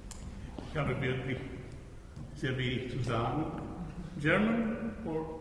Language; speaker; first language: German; non-native, fluent; Spanish